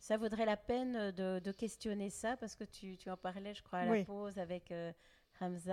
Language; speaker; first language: French; native; French